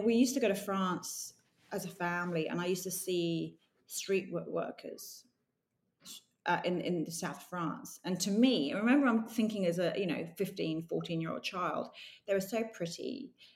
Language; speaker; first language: English; native; English